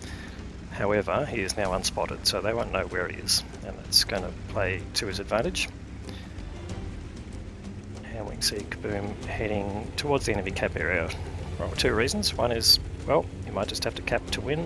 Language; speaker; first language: English; native; English